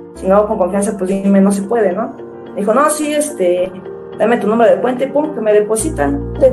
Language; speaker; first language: Spanish; native; Spanish